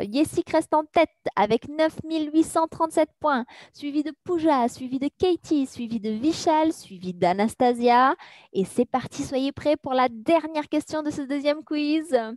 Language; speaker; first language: French; native; French